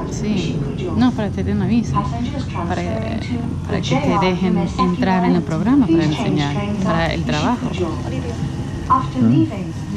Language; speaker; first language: Spanish; non-native, fluent; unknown